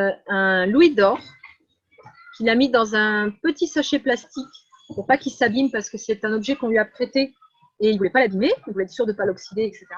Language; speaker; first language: French; native; French